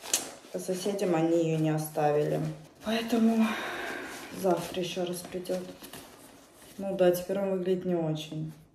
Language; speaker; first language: Russian; native; Russian